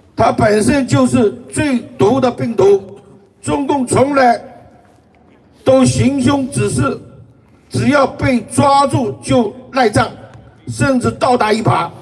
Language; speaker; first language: Chinese; native; Chinese